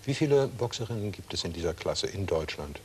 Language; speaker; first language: German; native; German